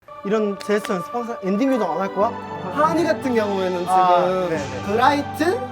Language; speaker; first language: Korean; native; Korean